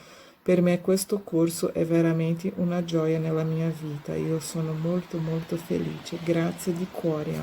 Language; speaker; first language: Italian; non-native, learner; Portuguese